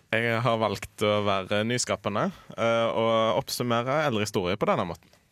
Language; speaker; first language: Norwegian; native; Norwegian